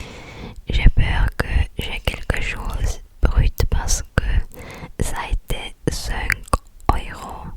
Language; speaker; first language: French; non-native, learner; English